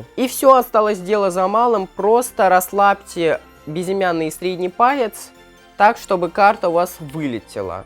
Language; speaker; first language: Russian; native; Russian